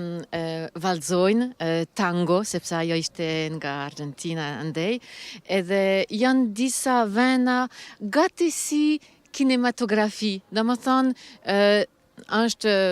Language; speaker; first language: Albanian; early bilingual, heritage; Albanian